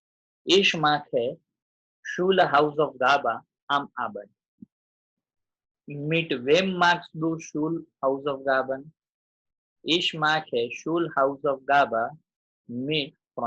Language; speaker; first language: German; non-native, learner; Gujarati